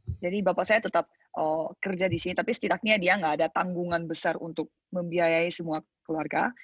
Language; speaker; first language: Indonesian; early bilingual, other home language; Korean